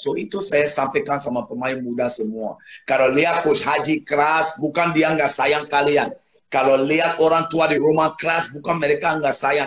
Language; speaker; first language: Indonesian; non-native, fluent; English